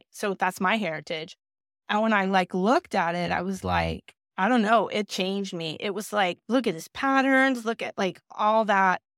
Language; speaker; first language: English; native; English